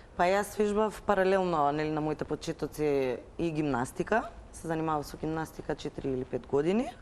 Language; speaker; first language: Macedonian; native; Macedonian